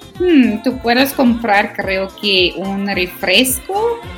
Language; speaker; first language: Spanish; non-native, learner; Afrikaans